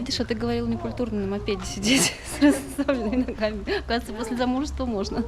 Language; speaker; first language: Russian; native; Russian